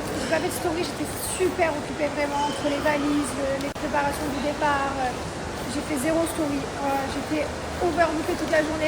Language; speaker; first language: French; native; French